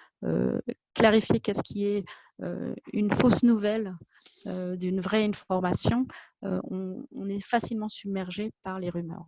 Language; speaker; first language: French; native; French